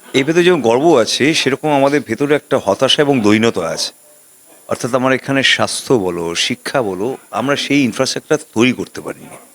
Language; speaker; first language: Bangla; native; Bangla